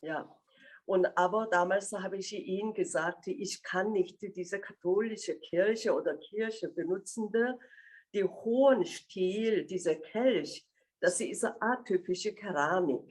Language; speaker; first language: German; non-native, fluent; Korean